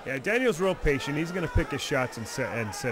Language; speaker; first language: English; native; English